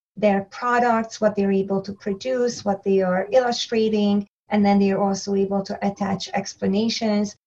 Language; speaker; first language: English; non-native, fluent; Hungarian